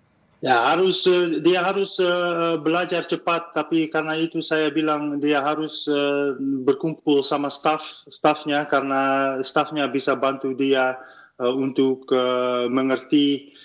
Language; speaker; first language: Indonesian; non-native, fluent; Dutch